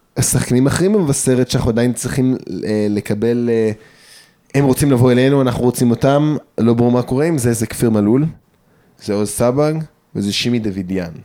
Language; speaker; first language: Hebrew; early bilingual, other home language; English